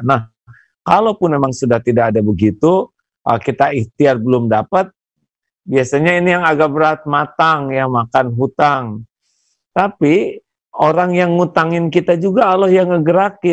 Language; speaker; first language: Indonesian; non-native, local second language; Sundanese